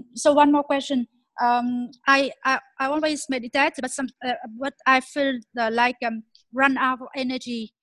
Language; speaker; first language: English; non-native, fluent; Vietnamese